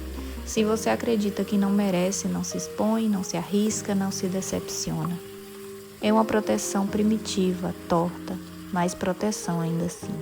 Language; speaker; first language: Portuguese; native; Portuguese